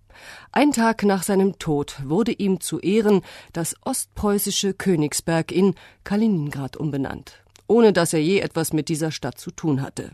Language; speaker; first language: German; native; German